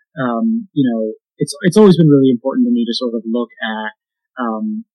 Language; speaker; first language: English; native; English